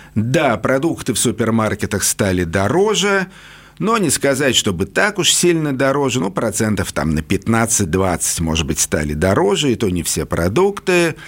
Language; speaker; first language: Russian; native; Russian